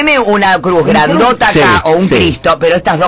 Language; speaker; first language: Spanish; native; Spanish